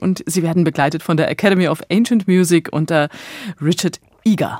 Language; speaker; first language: German; native; German